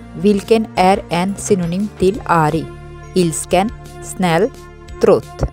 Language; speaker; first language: Swedish; non-native, fluent; Bangla